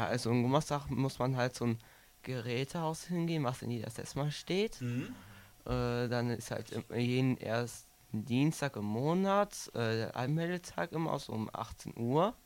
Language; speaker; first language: German; native; German